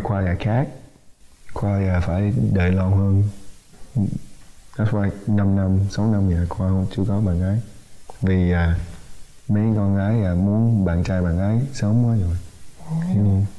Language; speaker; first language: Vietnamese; early bilingual, heritage; Vietnamese